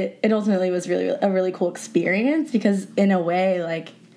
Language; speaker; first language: English; native; English